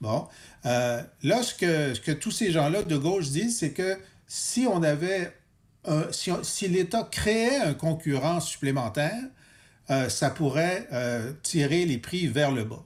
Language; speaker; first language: French; native; French